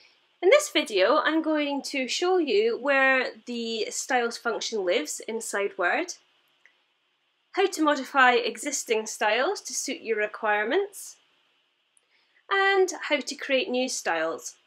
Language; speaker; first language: English; native; English